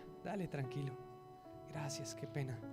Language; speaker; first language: Spanish; native; Spanish